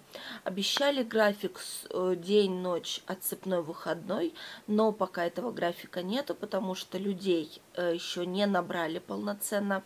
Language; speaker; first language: Russian; native; Russian